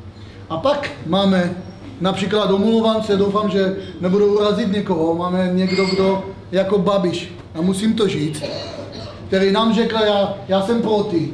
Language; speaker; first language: Czech; non-native, fluent; Hebrew